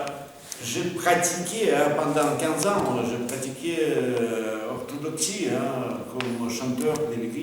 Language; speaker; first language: French; non-native, learner; Russian